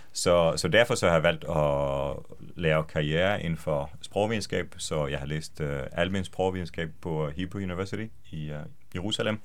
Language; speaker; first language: Danish; non-native, fluent; Hebrew